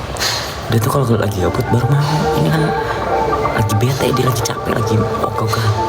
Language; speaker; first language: Indonesian; native; Indonesian